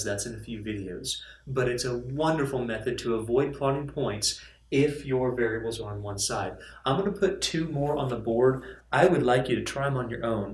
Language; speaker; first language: English; native; English